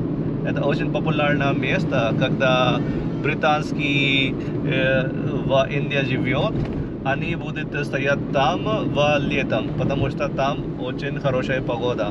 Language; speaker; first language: Russian; non-native, learner; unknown